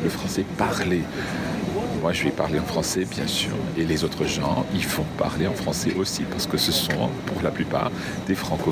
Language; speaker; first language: French; non-native, fluent; English